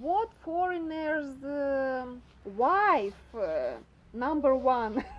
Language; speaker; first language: English; non-native, learner; Russian